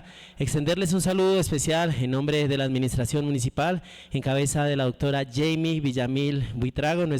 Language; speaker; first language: Spanish; native; Spanish